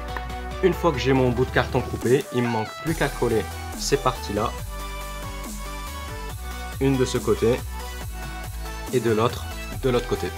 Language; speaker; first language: French; native; French